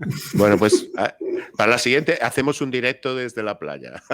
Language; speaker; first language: Spanish; native; Spanish